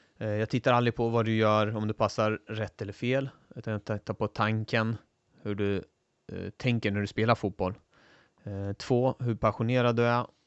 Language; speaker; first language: Swedish; early bilingual, other home language; Turoyo